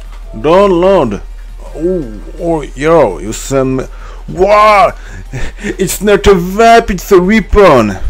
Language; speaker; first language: English; non-native, learner; French